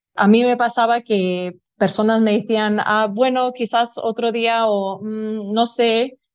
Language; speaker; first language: Spanish; early bilingual, heritage; Spanish